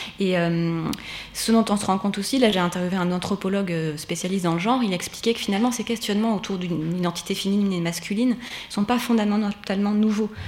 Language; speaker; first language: French; native; French